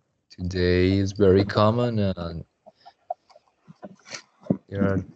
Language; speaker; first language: English; non-native, learner; Spanish